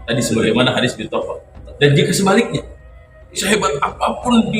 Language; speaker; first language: Indonesian; native; Indonesian